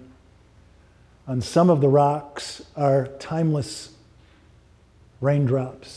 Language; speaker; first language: English; native; English